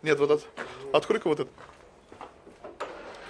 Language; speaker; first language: Russian; non-native, local second language; Tatar